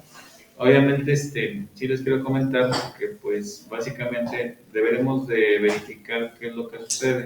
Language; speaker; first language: Spanish; native; Spanish